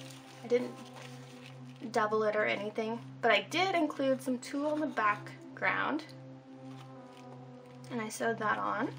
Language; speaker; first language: English; native; English